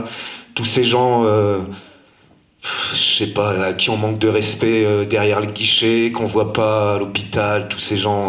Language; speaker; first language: French; native; French